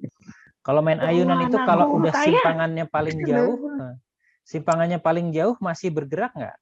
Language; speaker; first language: Indonesian; native; Indonesian